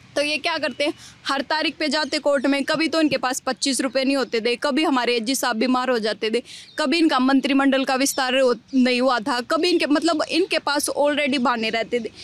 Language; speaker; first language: Hindi; native; Hindi